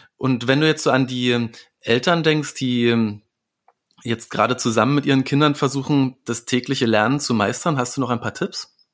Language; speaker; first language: German; native; German